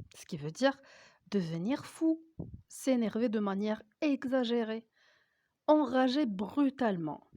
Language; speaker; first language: French; non-native, local second language; Arabic